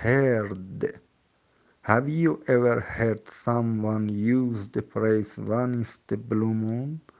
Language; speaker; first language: English; non-native, fluent; Persian